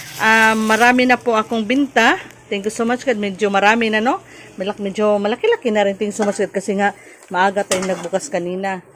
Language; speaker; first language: Filipino; non-native, local second language; Cebuano